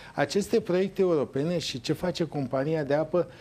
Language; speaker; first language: Romanian; native; Romanian